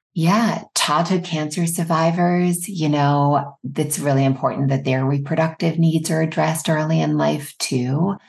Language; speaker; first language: English; native; English